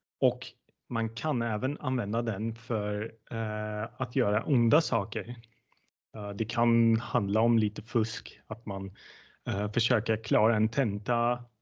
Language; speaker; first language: Swedish; non-native, fluent; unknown